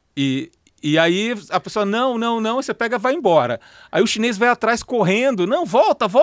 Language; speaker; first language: Portuguese; native; Portuguese